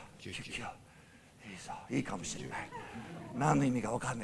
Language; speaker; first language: Japanese; non-native, learner; English